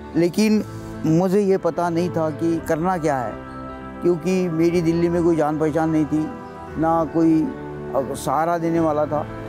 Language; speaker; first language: Hindi; non-native, local second language; Marathi